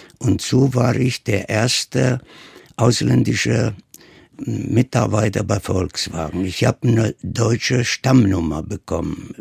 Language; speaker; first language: German; non-native, fluent; Italian